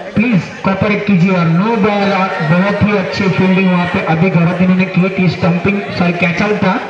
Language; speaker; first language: Hindi; non-native, local second language; Marathi